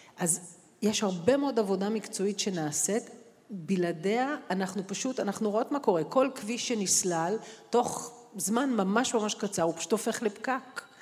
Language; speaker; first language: Hebrew; native; Hebrew